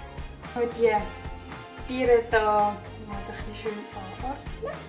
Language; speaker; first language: German; native; German